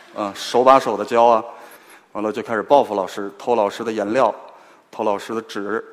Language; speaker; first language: Chinese; native; Chinese